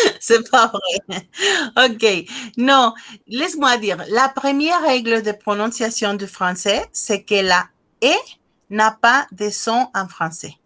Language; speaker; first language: French; non-native, fluent; Spanish